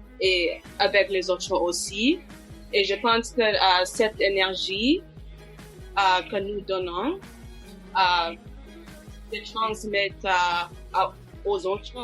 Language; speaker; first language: French; non-native, local second language; English